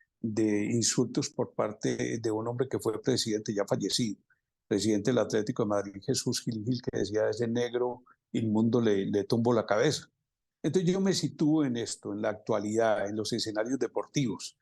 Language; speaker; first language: Spanish; native; Spanish